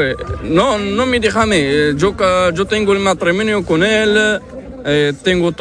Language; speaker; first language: Spanish; non-native, learner; Arabic